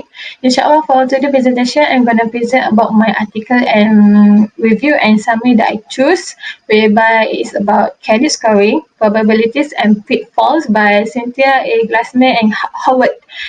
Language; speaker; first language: English; non-native, local second language; Malay